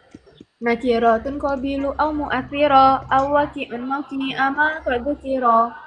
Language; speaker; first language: Arabic; non-native, learner; Indonesian